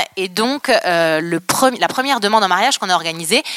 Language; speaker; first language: French; native; French